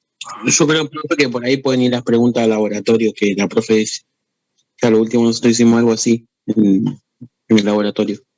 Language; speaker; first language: Spanish; native; Spanish